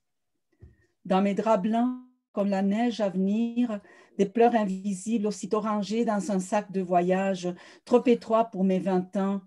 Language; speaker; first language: French; early bilingual, other home language; Spanish